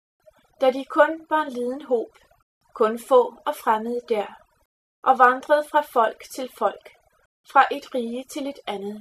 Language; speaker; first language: Danish; native; Danish